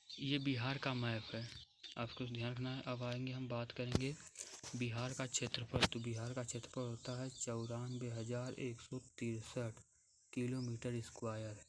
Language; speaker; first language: Hindi; native; Hindi